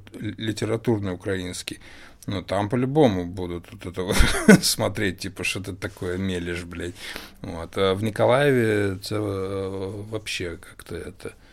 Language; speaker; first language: Russian; native; Russian